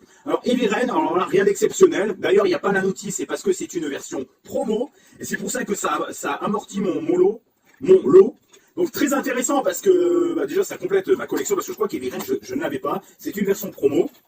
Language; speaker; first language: French; native; French